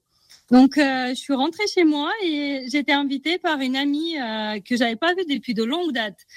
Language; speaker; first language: French; native; French